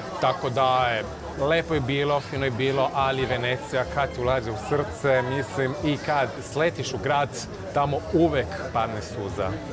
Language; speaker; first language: Serbian; early bilingual, heritage; Serbian